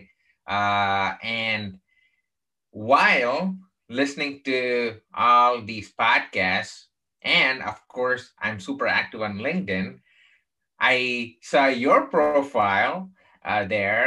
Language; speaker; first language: English; non-native, local second language; Tamil